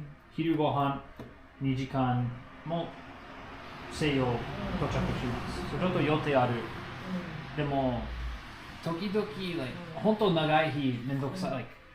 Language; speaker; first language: Japanese; non-native, learner; English